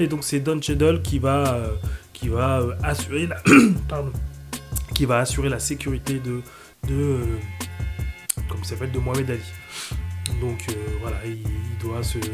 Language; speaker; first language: French; native; French